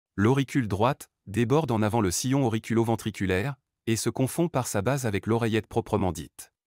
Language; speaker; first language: French; non-native, local second language; Arabic